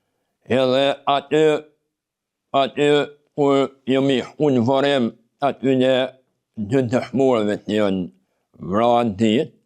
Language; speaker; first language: Albanian; native; Albanian